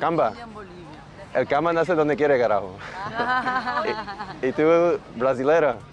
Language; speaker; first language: Spanish; early bilingual, heritage; Spanish